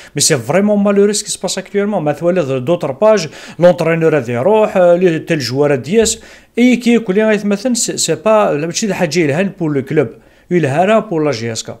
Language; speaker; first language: French; non-native, local second language; Kabyle